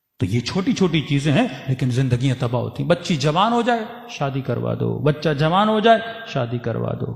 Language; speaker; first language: Urdu; early bilingual, heritage; Urdu